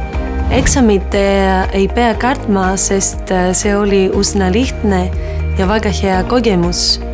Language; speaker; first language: Estonian; non-native, learner; Greek